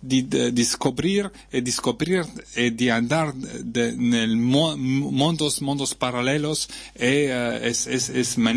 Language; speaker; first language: Italian; non-native, fluent; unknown